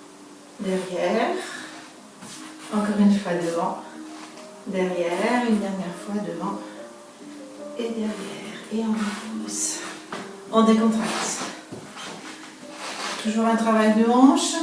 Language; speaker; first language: French; native; French